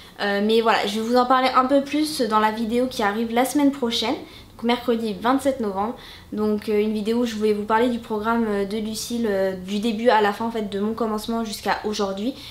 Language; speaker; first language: French; native; French